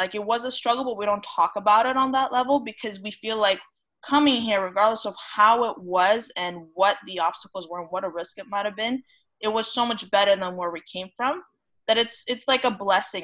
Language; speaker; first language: English; non-native, fluent; Romanian